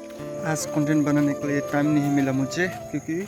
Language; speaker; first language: Hindi; non-native, local second language; Kok Borok